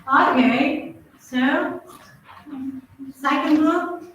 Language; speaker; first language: English; non-native, fluent; Uzbek